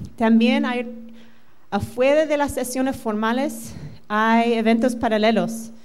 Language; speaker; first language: Spanish; non-native, fluent; English